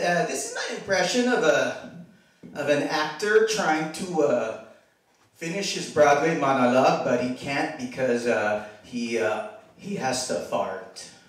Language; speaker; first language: English; native; English